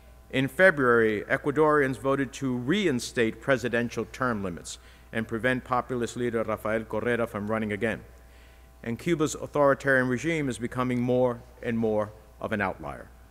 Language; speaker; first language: English; early bilingual, other home language; Spanish